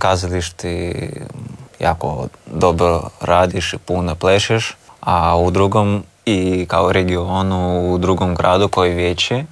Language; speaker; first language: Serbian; non-native, learner; Russian